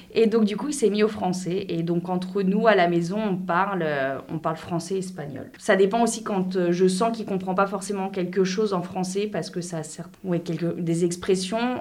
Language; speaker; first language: French; native; French